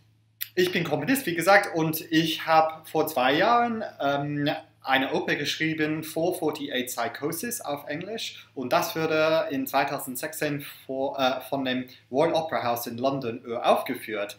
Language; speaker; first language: German; non-native, fluent; English